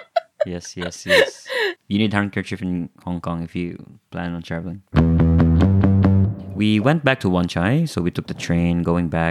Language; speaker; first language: English; non-native, local second language; Cebuano